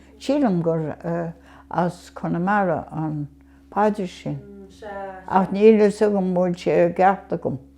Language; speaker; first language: Irish; native; Irish